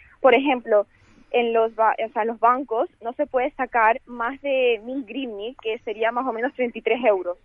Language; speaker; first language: Spanish; early bilingual, other home language; Ukrainian